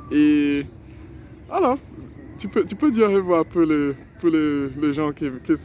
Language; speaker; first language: French; non-native, fluent; Portuguese